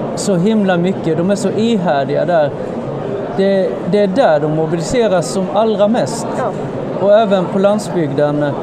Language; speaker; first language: Swedish; native; Swedish